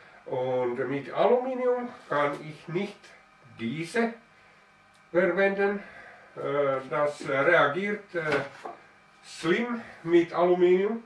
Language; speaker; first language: German; non-native, learner; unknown